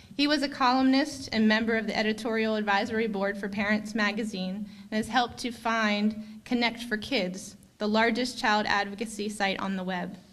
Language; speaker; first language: English; native; English